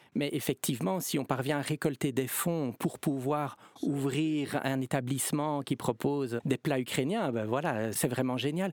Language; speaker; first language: French; native; French